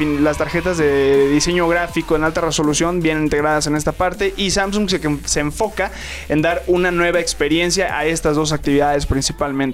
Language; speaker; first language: Spanish; native; Spanish